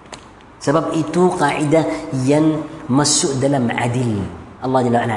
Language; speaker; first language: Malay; non-native, fluent; Arabic